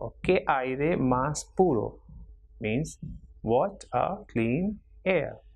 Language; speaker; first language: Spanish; non-native, fluent; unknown